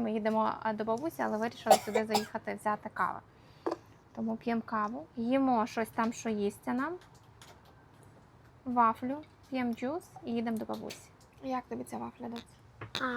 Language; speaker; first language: Ukrainian; native; Ukrainian